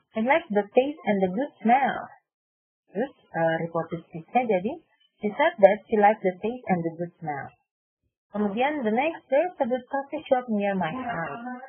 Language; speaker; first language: English; non-native, fluent; Indonesian